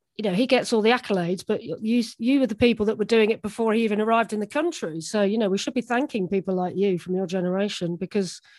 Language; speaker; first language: English; native; English